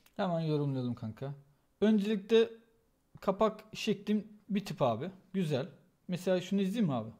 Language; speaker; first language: Turkish; native; Turkish